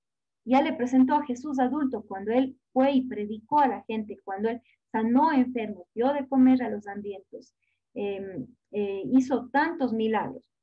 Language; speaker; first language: Spanish; native; Spanish